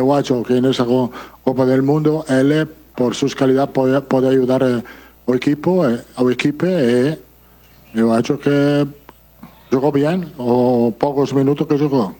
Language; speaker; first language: Portuguese; non-native, fluent; Italian